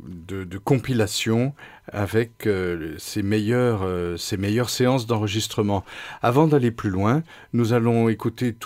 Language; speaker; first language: French; native; French